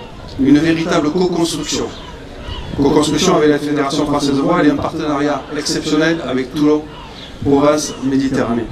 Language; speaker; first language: French; native; French